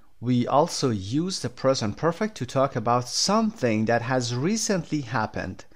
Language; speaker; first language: English; non-native, fluent; Persian